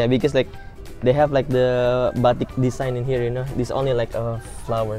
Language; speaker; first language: English; non-native, fluent; Indonesian